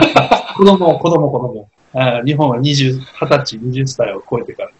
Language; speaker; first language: Japanese; native; Japanese